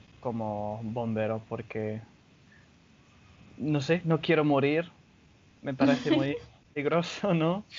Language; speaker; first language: Spanish; non-native, fluent; English